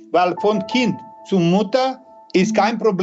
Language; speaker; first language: German; non-native, learner; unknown